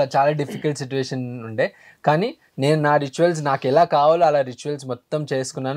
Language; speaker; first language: Telugu; early bilingual, heritage; Telugu